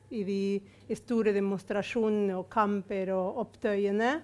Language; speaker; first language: Norwegian; non-native, fluent; Spanish